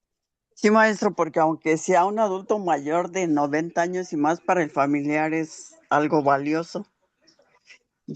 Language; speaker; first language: Spanish; native; Spanish